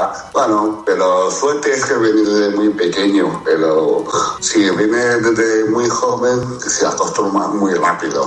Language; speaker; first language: Spanish; non-native, fluent; Chinese